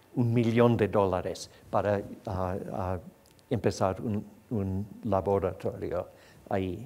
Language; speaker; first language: Spanish; non-native, fluent; English